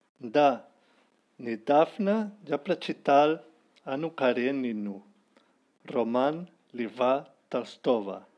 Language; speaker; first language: Russian; non-native, learner; Spanish